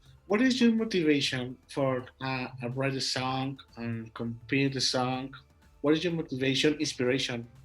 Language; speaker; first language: English; non-native, learner; Spanish